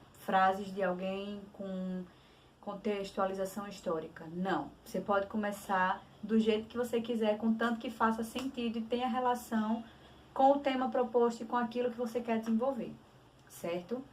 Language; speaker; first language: Portuguese; native; Portuguese